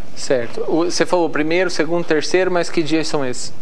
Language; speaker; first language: Portuguese; native; Portuguese